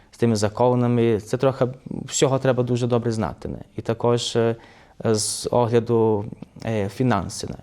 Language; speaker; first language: Ukrainian; early bilingual, heritage; Portuguese